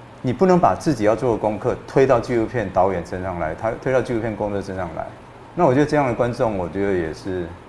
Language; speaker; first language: Chinese; native; Chinese